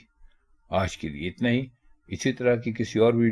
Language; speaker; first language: Urdu; native; Urdu